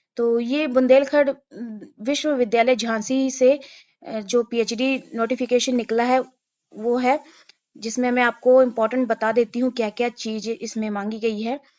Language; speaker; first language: Hindi; native; Hindi